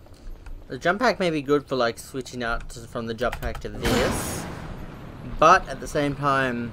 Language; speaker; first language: English; native; English